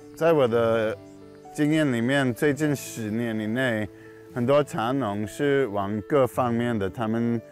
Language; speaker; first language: Chinese; non-native, fluent; English